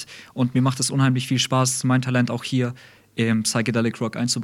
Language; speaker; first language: German; early bilingual, other home language; Russian